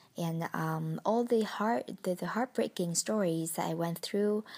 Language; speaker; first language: English; non-native, fluent; Vietnamese